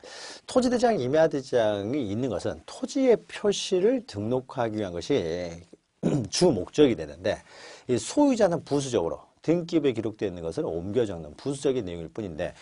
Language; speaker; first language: Korean; native; Korean